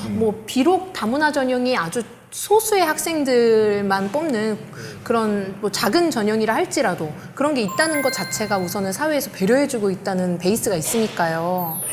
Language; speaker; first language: Korean; native; Korean